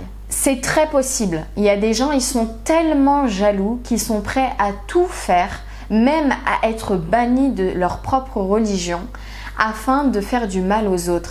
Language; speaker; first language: French; native; French